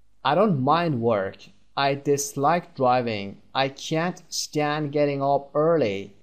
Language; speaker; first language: English; non-native, fluent; Persian